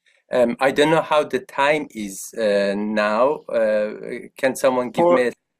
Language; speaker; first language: English; non-native, fluent; Persian